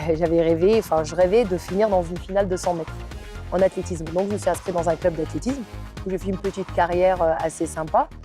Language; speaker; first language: French; non-native, local second language; Arabic